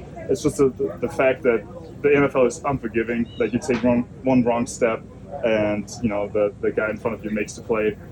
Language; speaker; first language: English; non-native, fluent; German